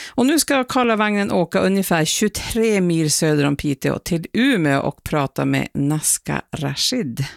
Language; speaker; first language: Swedish; native; Swedish